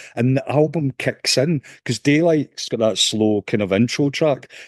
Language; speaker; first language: English; native; English